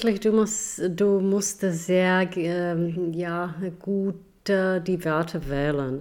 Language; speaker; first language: German; non-native, fluent; Czech